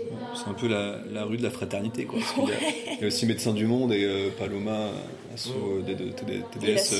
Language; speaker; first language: French; native; French